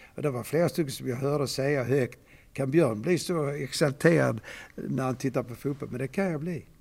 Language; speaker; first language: Swedish; native; Swedish